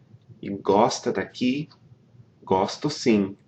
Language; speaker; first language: Portuguese; non-native, fluent; English